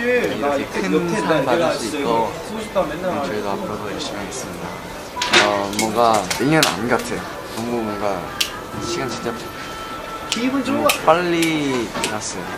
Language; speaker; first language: Korean; non-native, fluent; Chinese